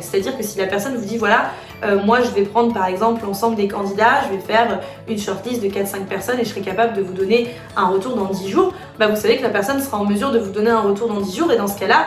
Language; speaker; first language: French; native; French